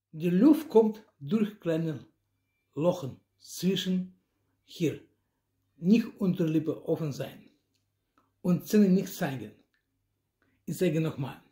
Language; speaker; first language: German; non-native, learner; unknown